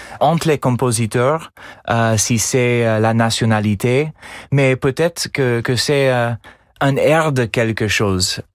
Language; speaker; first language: French; non-native, fluent; English